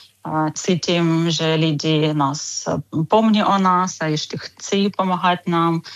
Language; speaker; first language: Czech; non-native, learner; Ukrainian